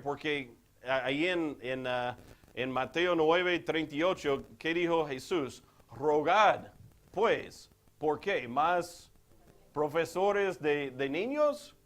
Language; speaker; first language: Spanish; non-native, fluent; English